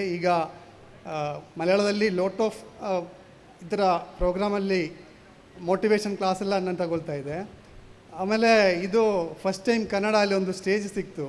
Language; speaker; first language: Kannada; non-native, learner; Malayalam